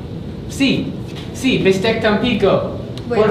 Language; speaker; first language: Spanish; non-native, learner; English